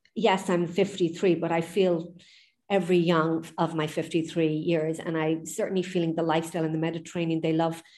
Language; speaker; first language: English; native; English